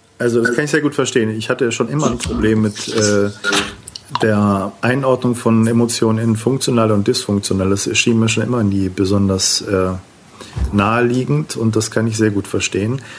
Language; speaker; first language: German; native; German